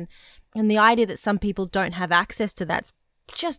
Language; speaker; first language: English; native; English